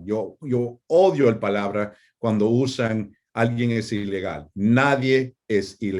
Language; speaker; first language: Spanish; non-native, fluent; English